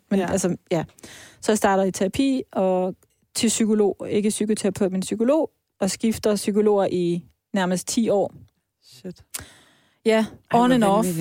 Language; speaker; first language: Danish; early bilingual, other home language; Persian